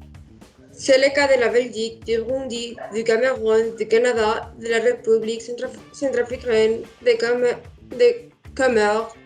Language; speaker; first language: French; non-native, learner; Spanish